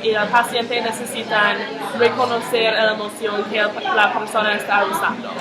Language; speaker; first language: Spanish; non-native, learner; English